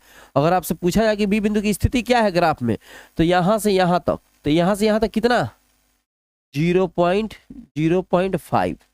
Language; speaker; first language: Hindi; non-native, local second language; Bhojpuri